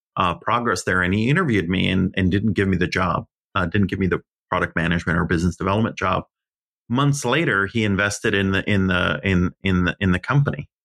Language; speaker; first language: English; early bilingual, other home language; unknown